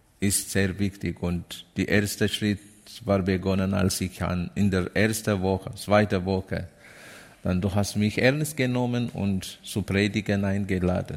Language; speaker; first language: German; non-native, learner; Amharic